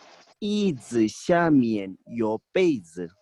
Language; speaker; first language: Chinese; non-native, fluent; Urdu